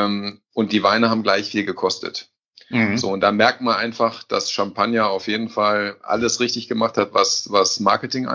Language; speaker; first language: German; native; German